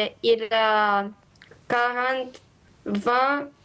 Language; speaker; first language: French; non-native, learner; Romanian